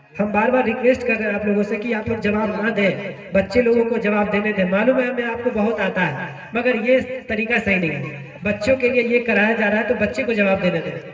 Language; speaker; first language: Hindi; native; Hindi